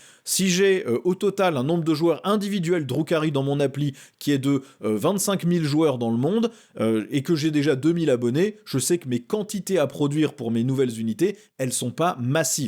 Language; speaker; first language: French; native; French